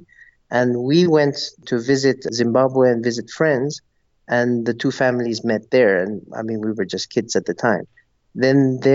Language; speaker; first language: English; non-native, local second language; Persian